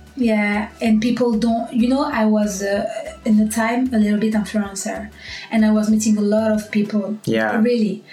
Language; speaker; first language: English; non-native, learner; French